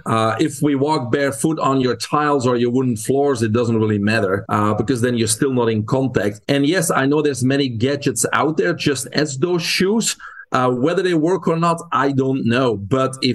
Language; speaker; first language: English; non-native, fluent; Dutch